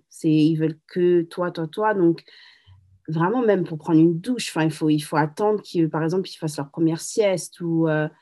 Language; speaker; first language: French; native; French